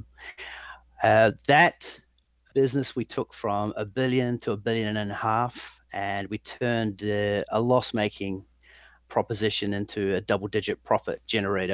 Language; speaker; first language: English; native; English